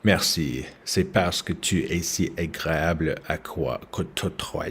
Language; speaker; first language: French; non-native, learner; English